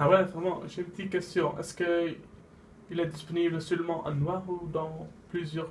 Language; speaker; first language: French; non-native, learner; Dutch